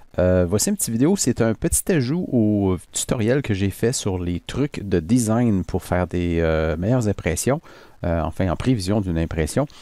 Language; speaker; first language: French; native; French